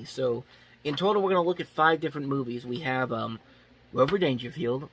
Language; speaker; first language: English; native; English